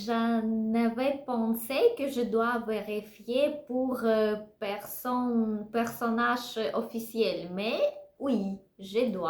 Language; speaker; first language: French; non-native, learner; Russian